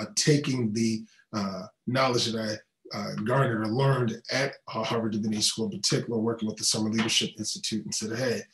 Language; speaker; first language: English; native; English